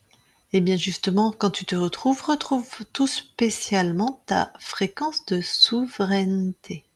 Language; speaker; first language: French; native; French